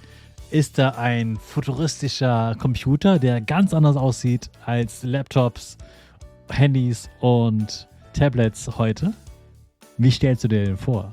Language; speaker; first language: German; native; German